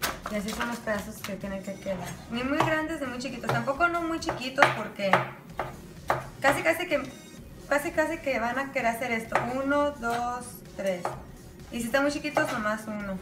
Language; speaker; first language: Spanish; early bilingual, heritage; Spanish